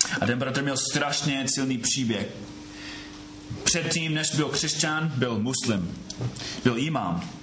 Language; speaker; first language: Czech; non-native, fluent; English